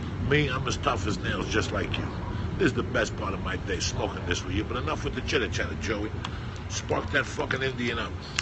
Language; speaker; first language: English; early bilingual, other home language; Spanish